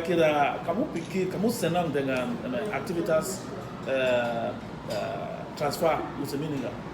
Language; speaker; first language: Indonesian; non-native, fluent; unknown